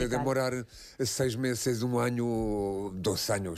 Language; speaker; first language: Spanish; non-native, fluent; Portuguese